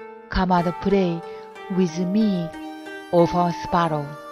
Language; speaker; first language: English; non-native, fluent; Japanese